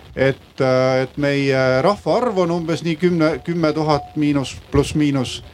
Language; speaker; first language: Estonian; native; Estonian